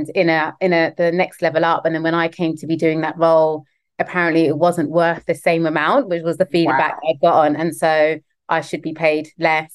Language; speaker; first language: English; native; English